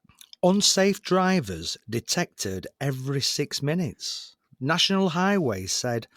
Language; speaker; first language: English; native; English